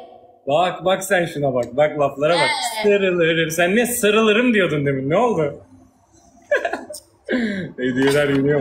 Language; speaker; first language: Turkish; native; Turkish